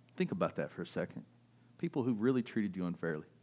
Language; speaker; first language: English; early bilingual, other home language; German